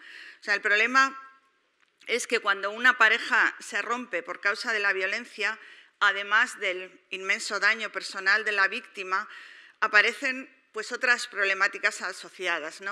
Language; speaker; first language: Spanish; native; Spanish